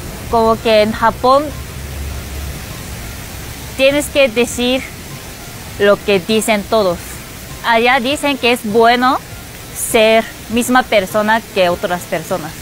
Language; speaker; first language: Spanish; non-native, fluent; Japanese